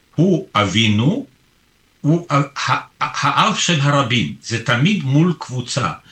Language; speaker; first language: Hebrew; early bilingual, other home language; Polish